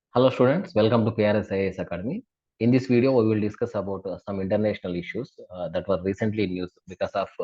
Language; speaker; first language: English; non-native, local second language; Telugu